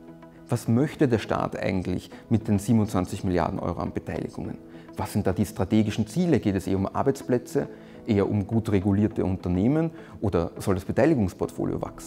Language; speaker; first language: German; native; German